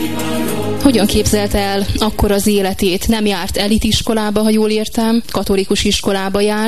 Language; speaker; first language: Hungarian; native; Hungarian